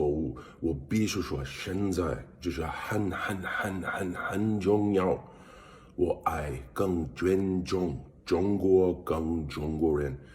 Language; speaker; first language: Chinese; non-native, learner; English